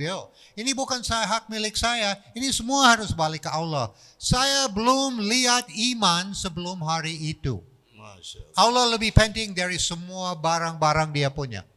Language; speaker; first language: Indonesian; non-native, fluent; English